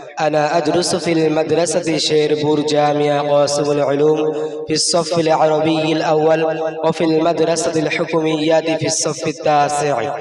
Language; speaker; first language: Arabic; non-native, learner; Bangla